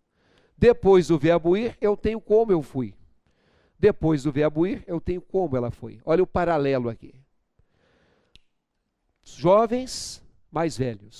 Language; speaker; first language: Portuguese; native; Portuguese